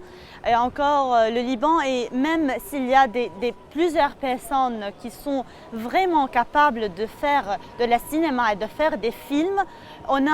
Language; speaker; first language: French; non-native, local second language; Arabic